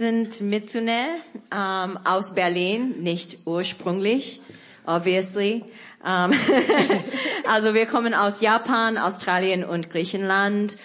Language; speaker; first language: German; non-native, fluent; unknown